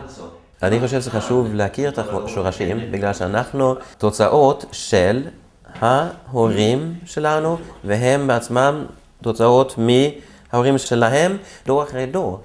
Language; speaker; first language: Hebrew; non-native, fluent; Swedish